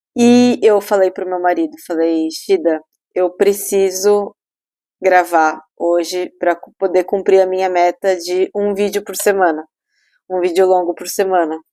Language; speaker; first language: Portuguese; native; Portuguese